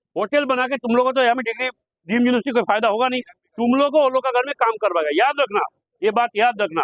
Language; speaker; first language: Hindi; non-native, local second language; Bangla